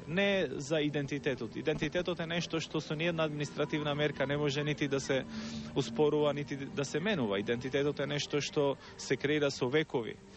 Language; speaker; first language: Macedonian; non-native, local second language; Albanian